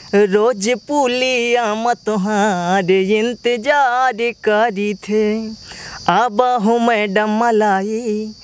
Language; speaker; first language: Hindi; native; Hindi